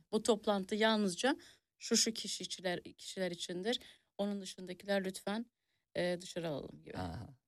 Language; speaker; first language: Turkish; early bilingual, heritage; Turkish